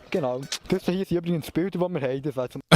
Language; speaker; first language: German; native; German